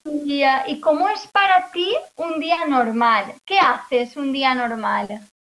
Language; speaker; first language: Spanish; native; Spanish